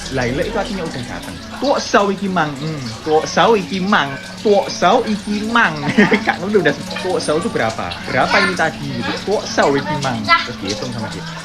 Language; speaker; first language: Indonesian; native; Indonesian